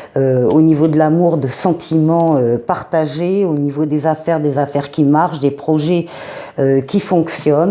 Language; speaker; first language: French; native; French